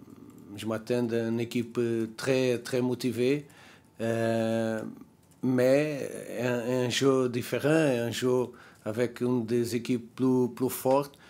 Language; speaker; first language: French; non-native, learner; Portuguese